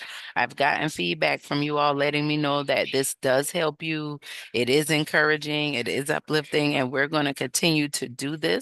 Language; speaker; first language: English; native; English